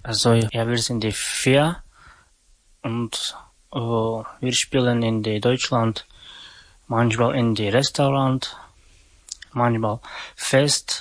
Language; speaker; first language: German; non-native, learner; Romany